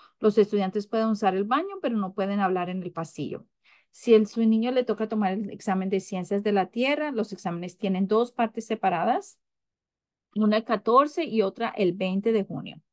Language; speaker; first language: Spanish; early bilingual, heritage; English